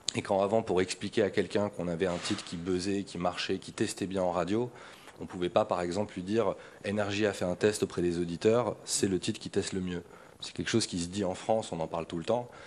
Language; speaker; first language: French; native; French